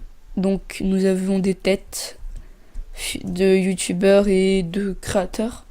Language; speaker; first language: French; native; French